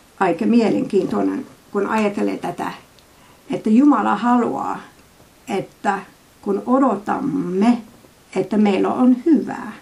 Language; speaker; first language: Finnish; non-native, fluent; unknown